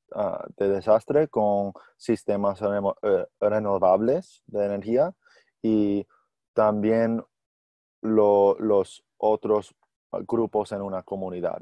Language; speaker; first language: Spanish; non-native, learner; English